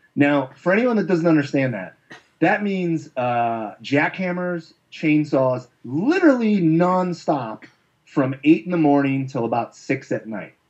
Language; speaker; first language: English; native; English